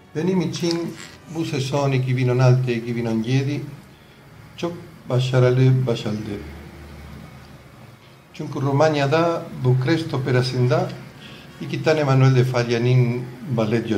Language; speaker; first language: Turkish; non-native, fluent; Spanish